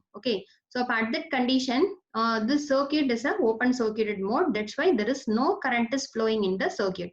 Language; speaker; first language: English; non-native, local second language; Tamil